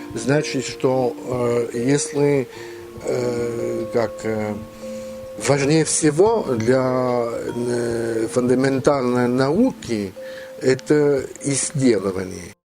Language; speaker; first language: Russian; early bilingual, heritage; Russian